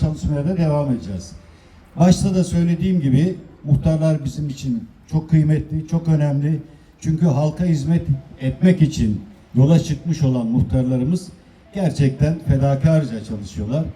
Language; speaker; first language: Turkish; native; Turkish